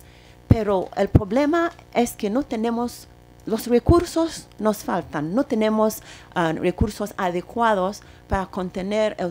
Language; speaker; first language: Spanish; non-native, fluent; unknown